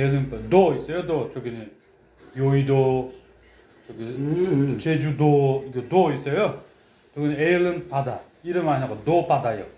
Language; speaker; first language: Korean; non-native, learner; Uzbek